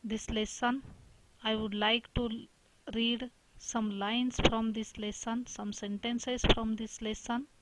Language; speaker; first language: English; non-native, local second language; Marathi